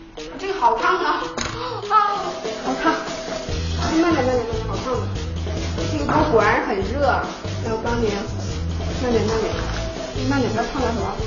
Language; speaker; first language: Chinese; native; Chinese